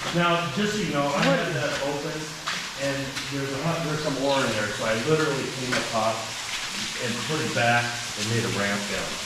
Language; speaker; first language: English; native; English